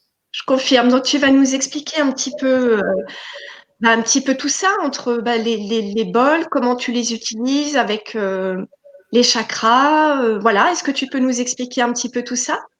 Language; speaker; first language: French; native; French